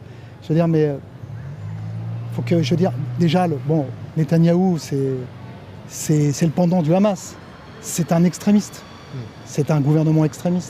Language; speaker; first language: French; native; French